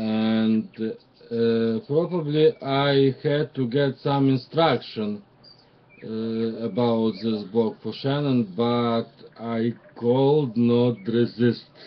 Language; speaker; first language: English; non-native, learner; Russian